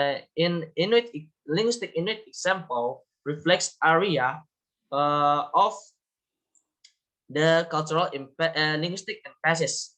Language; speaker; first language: English; non-native, learner; Indonesian